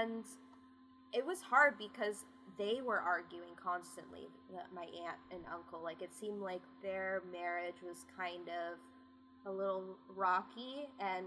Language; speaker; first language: English; native; English